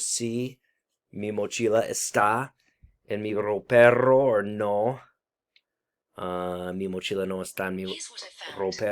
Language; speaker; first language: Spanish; non-native, fluent; English